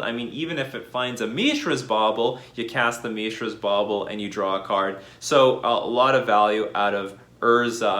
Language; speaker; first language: English; native; English